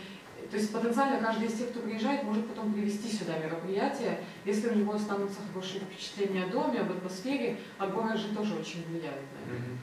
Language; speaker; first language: Russian; native; Russian